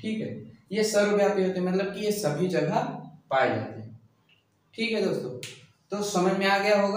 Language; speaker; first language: Hindi; native; Hindi